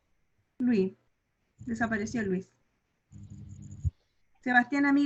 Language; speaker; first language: Spanish; native; Spanish